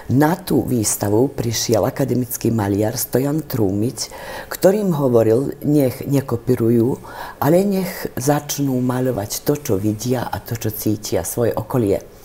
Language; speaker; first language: Slovak; native; Slovak